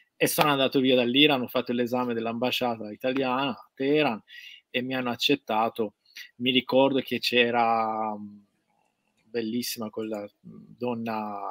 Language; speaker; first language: Italian; non-native, fluent; Persian